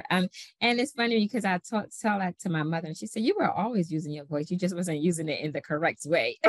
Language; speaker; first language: English; native; English